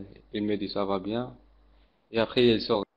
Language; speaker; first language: French; non-native, learner; Arabic